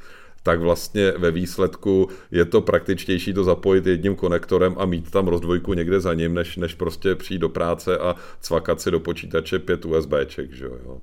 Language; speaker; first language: Czech; native; Czech